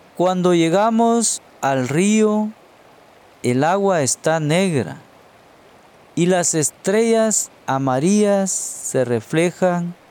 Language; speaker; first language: Spanish; native; Spanish